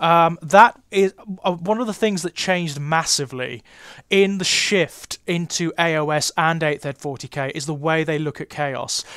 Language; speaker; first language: English; native; English